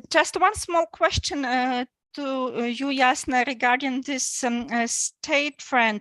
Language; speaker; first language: English; non-native, fluent; Ukrainian